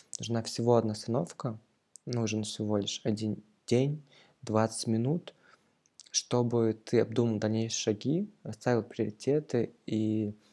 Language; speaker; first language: Russian; native; Russian